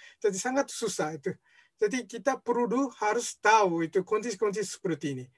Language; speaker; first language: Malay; non-native, fluent; Japanese